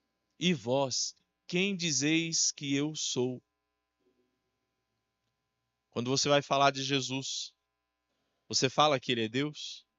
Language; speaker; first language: Portuguese; native; Portuguese